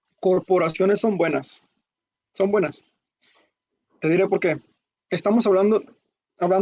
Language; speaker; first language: Spanish; early bilingual, heritage; Spanish